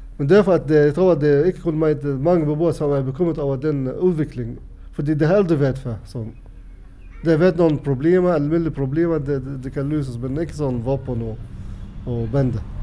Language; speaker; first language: Danish; non-native, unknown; Arabic